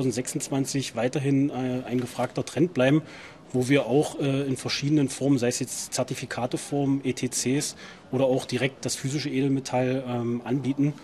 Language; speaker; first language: German; native; German